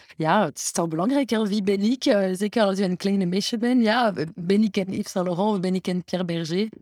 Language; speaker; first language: Dutch; non-native, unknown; French